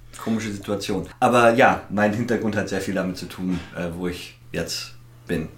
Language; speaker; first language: German; early bilingual, other home language; English